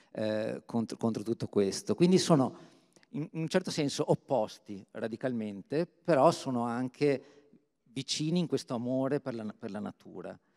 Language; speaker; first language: Italian; native; Italian